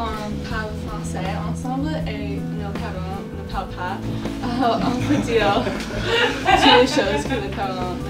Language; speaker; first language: French; non-native, fluent; English